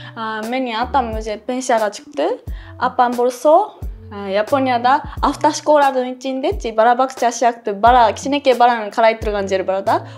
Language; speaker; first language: Kyrgyz; non-native, fluent; Japanese